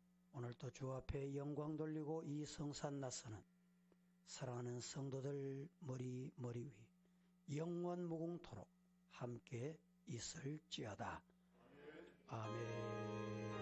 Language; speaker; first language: Korean; native; Korean